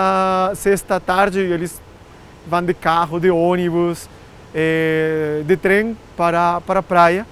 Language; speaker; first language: Portuguese; non-native, fluent; Spanish